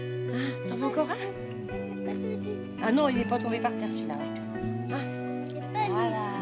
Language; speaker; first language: French; native; French